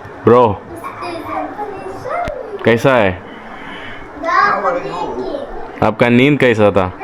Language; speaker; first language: Hindi; non-native, learner; Malayalam